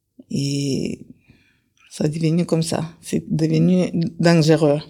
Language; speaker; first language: French; non-native, fluent; Kyrgyz